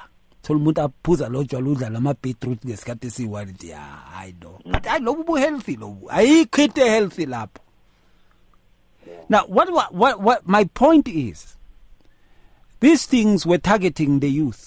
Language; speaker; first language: English; non-native, local second language; Zulu